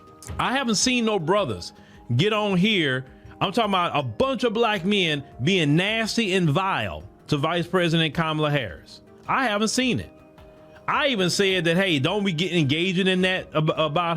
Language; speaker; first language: English; native; English